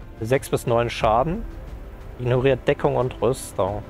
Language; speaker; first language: German; native; German